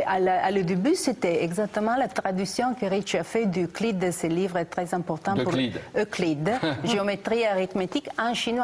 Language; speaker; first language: French; non-native, fluent; Italian